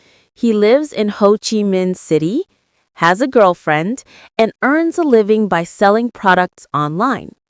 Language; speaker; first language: English; non-native, learner; Vietnamese